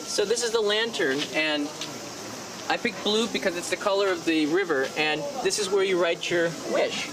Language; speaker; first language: English; native; English